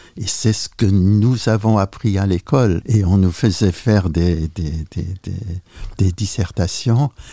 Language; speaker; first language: French; non-native, local second language; Luxembourgish